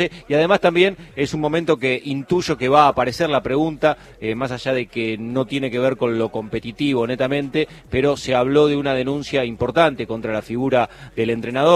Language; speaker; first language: Spanish; native; Spanish